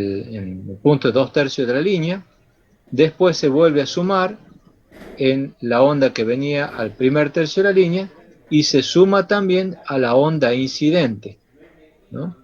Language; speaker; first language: Spanish; native; Spanish